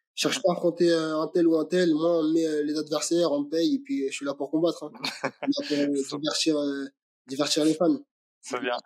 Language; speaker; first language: French; native; French